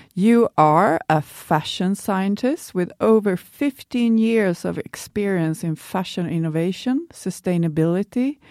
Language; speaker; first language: English; non-native, fluent; Swedish